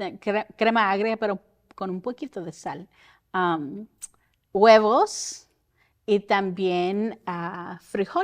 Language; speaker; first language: Spanish; early bilingual, heritage; Spanish